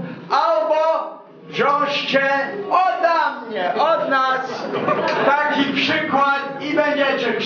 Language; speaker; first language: Polish; early bilingual, heritage; English